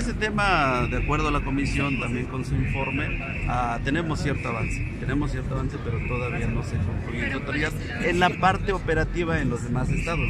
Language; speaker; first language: Spanish; native; Spanish